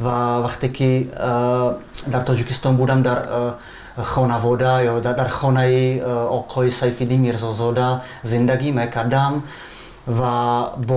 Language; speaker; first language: Persian; non-native, fluent; Slovak